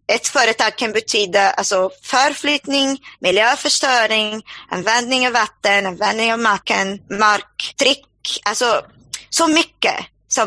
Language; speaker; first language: Swedish; non-native, fluent; Portuguese